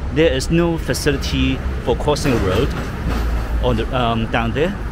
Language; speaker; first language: English; non-native, local second language; Cantonese